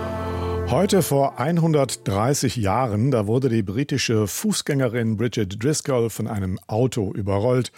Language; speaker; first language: German; native; German